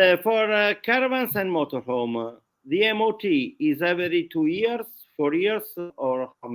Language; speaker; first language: English; non-native, learner; Italian